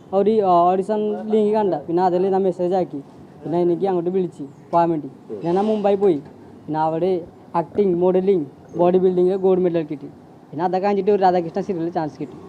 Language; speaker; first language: Malayalam; non-native, local second language; Odia